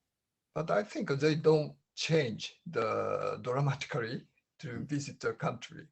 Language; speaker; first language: English; non-native, learner; Japanese